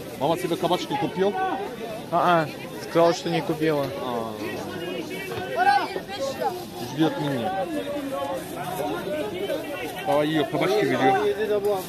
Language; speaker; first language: Russian; non-native, learner; Turkish